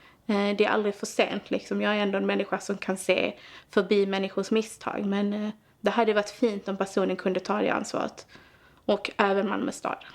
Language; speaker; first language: Swedish; native; Swedish